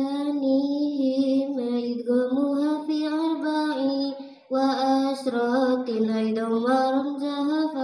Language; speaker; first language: Arabic; non-native, learner; Indonesian